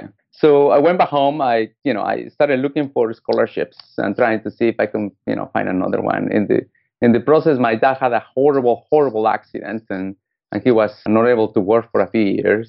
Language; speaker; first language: English; non-native, fluent; Spanish